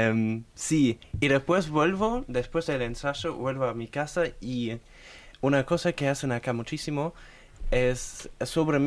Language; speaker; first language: Spanish; non-native, fluent; German